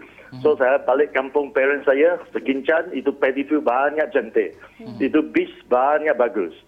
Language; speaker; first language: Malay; non-native, local second language; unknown